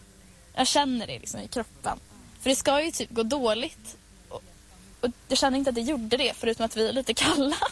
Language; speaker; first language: Swedish; native; Swedish